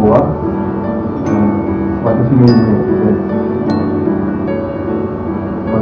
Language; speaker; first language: Japanese; non-native, learner; Indonesian